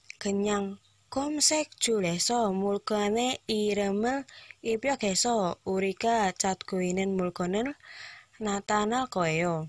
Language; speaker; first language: Korean; non-native, learner; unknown